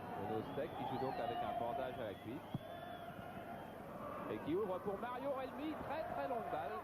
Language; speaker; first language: French; native; French